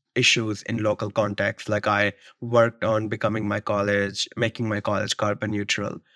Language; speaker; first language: English; non-native, local second language; Urdu